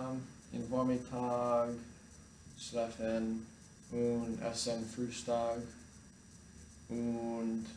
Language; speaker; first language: German; non-native, learner; English